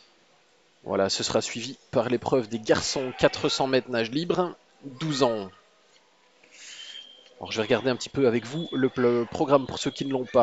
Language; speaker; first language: French; native; French